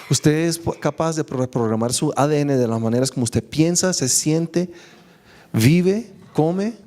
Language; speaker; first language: Spanish; native; Spanish